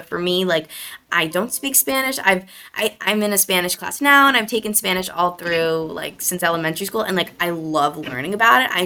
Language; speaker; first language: English; native; English